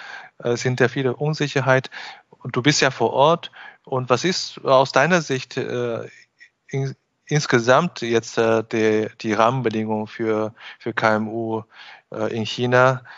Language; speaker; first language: German; non-native, fluent; Chinese